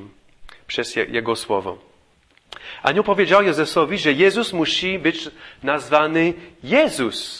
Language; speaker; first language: Polish; non-native, fluent; English